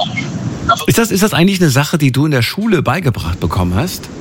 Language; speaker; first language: German; native; German